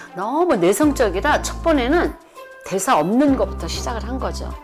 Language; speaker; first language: Korean; native; Korean